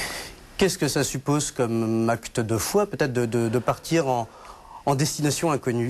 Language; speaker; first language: French; native; French